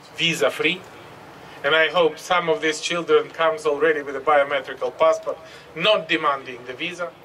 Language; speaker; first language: English; non-native, learner; Ukrainian